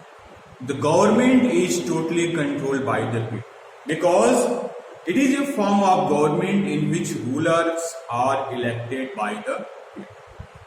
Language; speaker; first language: English; non-native, local second language; Hindi